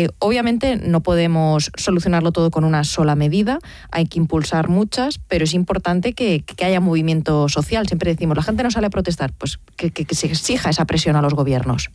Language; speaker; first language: Spanish; native; Spanish